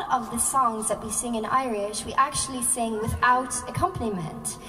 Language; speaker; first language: English; non-native, local second language; Irish